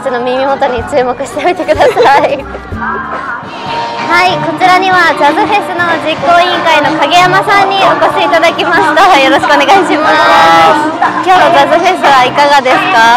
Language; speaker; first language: Japanese; native; Japanese